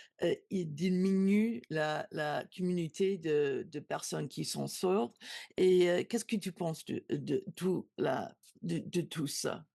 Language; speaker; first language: French; non-native, learner; English